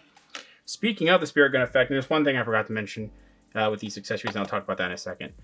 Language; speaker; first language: English; native; English